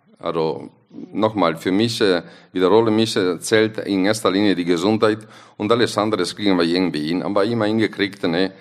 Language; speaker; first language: German; non-native, fluent; Italian